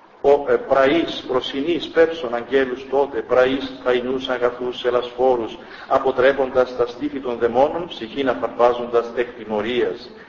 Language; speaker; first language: Greek; native; Greek